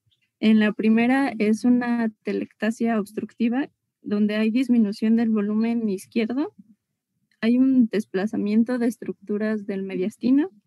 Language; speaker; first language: Spanish; native; Spanish